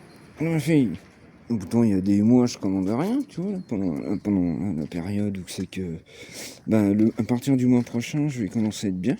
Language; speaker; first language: French; native; French